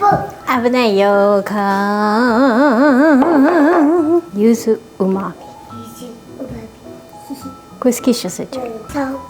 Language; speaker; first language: Japanese; native; Japanese